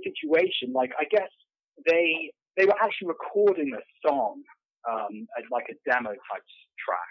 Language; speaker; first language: English; native; English